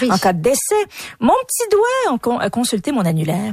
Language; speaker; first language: French; native; French